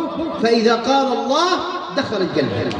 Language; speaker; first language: Arabic; native; Arabic